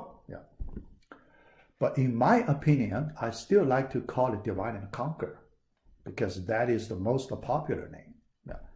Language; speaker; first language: English; non-native, fluent; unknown